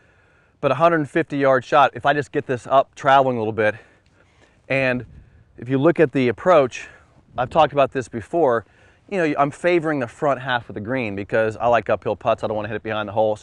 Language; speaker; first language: English; native; English